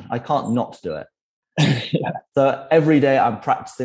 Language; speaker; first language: English; native; English